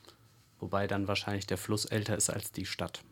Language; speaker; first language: German; native; German